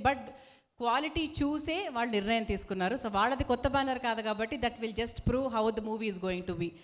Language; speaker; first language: Telugu; native; Telugu